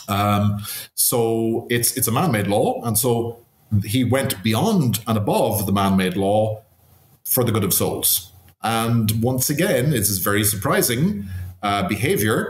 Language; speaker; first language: English; native; English